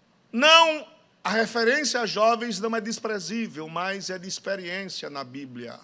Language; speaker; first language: Portuguese; native; Portuguese